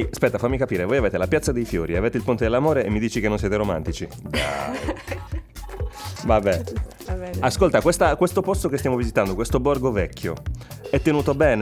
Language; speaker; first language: Italian; native; Italian